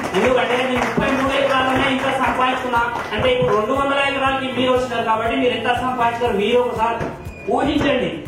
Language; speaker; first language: Telugu; non-native, local second language; Urdu